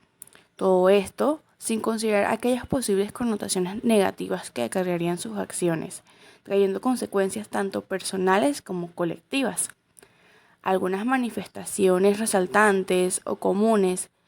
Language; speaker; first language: Spanish; native; Spanish